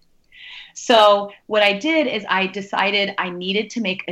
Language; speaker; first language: English; native; English